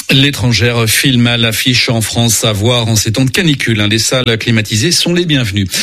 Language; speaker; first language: French; native; French